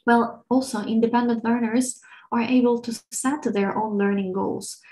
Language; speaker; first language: English; non-native, fluent; Ukrainian